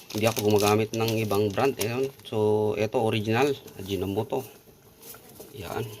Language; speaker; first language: Filipino; non-native, local second language; Iloko